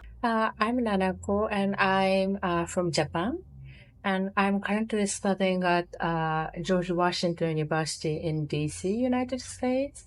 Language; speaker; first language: English; non-native, fluent; Japanese